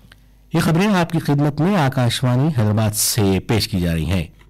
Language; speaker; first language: Urdu; native; Urdu